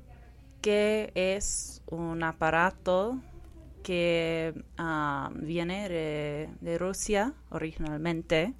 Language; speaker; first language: Spanish; non-native, fluent; English